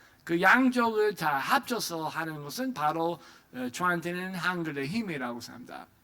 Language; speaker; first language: Korean; non-native, fluent; English